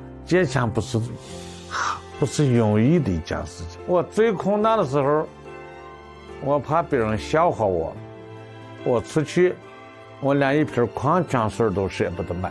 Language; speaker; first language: Chinese; native; Chinese